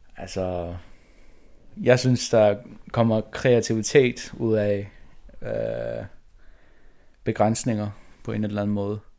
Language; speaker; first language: Danish; non-native, local second language; Faroese